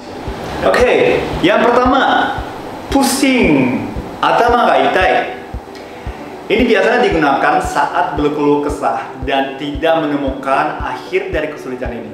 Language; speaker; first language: Indonesian; non-native, fluent; Japanese